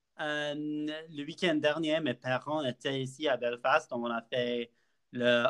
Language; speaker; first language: French; non-native, learner; English